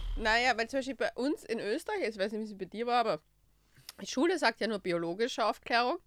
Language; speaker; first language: German; early bilingual, other home language; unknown